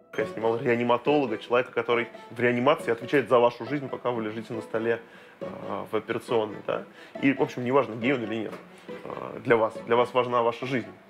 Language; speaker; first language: Russian; native; Russian